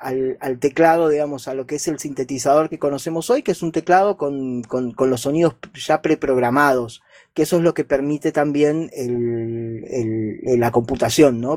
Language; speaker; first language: Spanish; native; Spanish